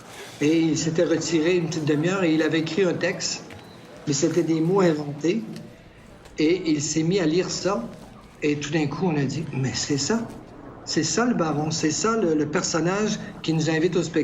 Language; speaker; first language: French; native; French